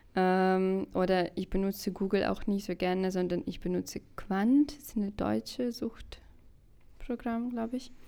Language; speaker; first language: German; non-native, fluent; Russian